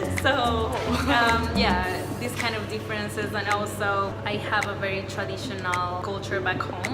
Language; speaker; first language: English; non-native, fluent; Spanish